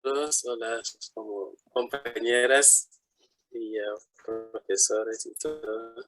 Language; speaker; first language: Spanish; non-native, fluent; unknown